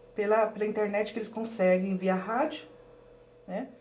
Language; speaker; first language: Portuguese; early bilingual, heritage; Spanish